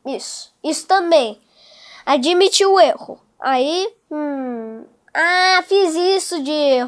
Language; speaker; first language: Portuguese; non-native, local second language; English